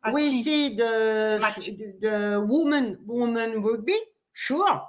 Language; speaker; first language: English; non-native, learner; French